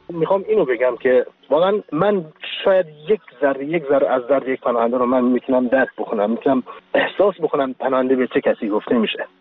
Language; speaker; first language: Persian; non-native, local second language; Kurdish